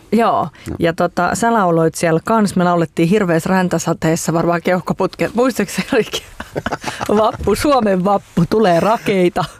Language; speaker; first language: Finnish; native; Finnish